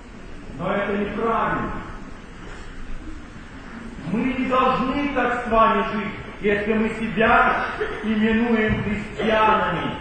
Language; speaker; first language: Russian; native; Russian